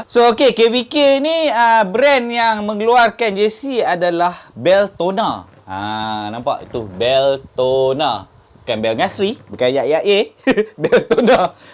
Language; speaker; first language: Malay; native; Malay